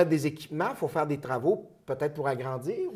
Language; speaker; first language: French; native; French